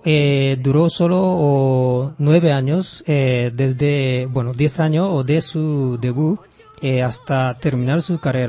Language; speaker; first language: Spanish; non-native, fluent; Japanese